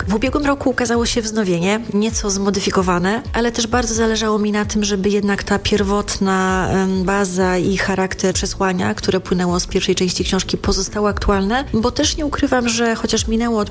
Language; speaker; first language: Polish; native; Polish